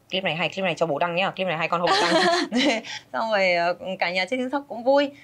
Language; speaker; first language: Vietnamese; early bilingual, other home language; Spanish